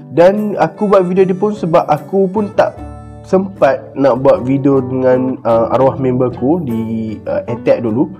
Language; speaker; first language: Malay; native; Malay